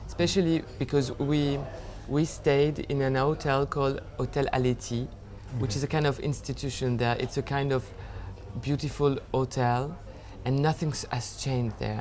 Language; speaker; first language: English; non-native, fluent; French